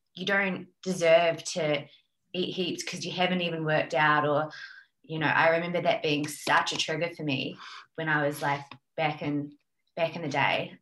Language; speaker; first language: English; native; English